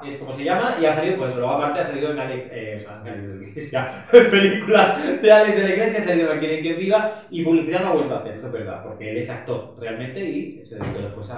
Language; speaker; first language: Spanish; native; Spanish